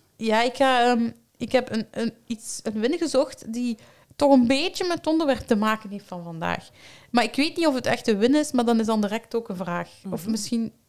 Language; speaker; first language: Dutch; native; Dutch